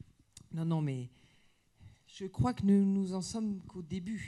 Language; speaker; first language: French; native; French